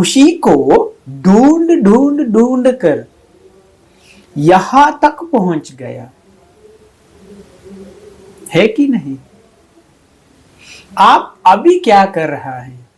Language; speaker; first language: Hindi; non-native, fluent; Sinhala